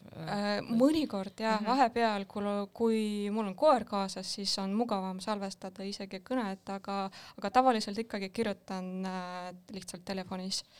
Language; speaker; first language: Estonian; non-native, local second language; Russian